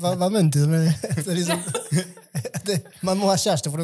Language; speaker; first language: Norwegian; non-native, fluent; Spanish